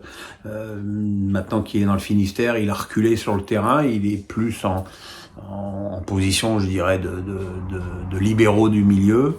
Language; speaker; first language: French; native; French